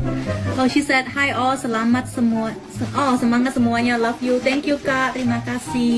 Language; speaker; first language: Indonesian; non-native, learner; Khmer